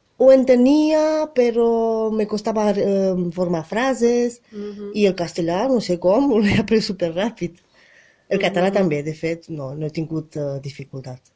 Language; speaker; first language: Catalan; non-native, fluent; Romanian